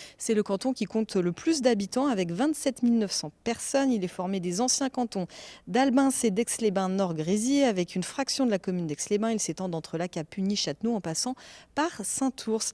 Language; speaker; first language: French; native; French